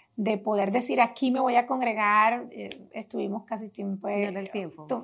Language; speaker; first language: Spanish; native; Spanish